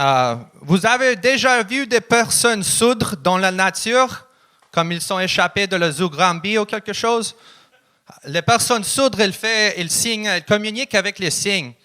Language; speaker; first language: French; non-native, learner; Russian